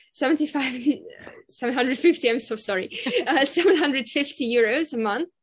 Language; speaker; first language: English; non-native, fluent; Russian